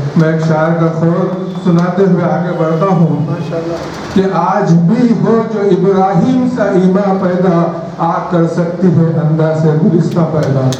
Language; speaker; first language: Urdu; native; Urdu